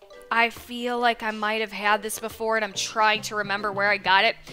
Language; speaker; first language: English; native; English